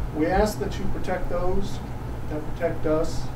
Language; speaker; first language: English; native; English